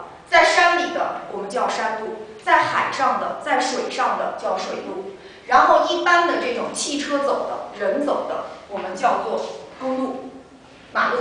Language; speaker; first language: Chinese; native; Chinese